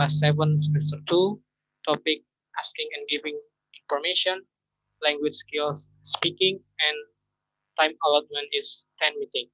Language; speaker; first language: English; non-native, learner; Indonesian